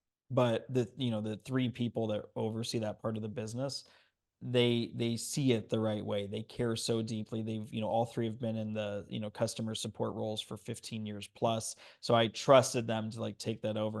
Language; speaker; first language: English; native; English